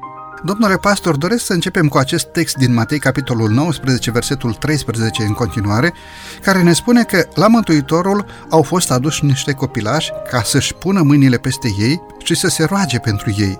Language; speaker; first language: Romanian; native; Romanian